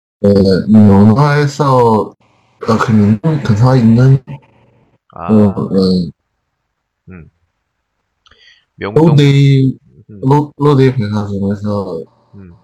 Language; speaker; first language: Korean; non-native, learner; Chinese